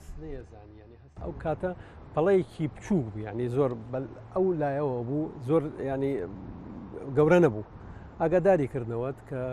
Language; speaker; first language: Central Kurdish; native; Central Kurdish